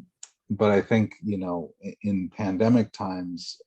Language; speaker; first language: English; native; English